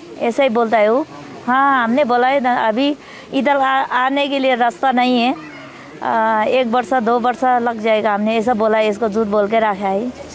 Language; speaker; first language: Hindi; non-native, fluent; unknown